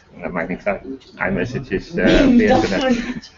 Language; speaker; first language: Dutch; native; Dutch